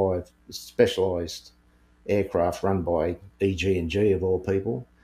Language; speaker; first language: English; native; English